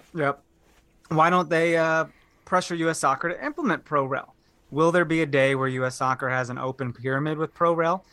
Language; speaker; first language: English; native; English